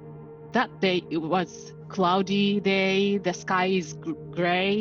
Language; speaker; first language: English; non-native, learner; Japanese